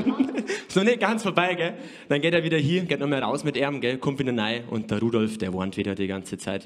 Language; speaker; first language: German; native; German